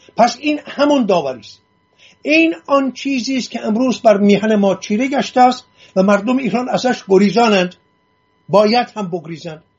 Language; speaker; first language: Persian; non-native, local second language; Assyrian Neo-Aramaic